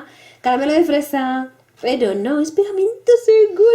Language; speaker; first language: Spanish; native; Spanish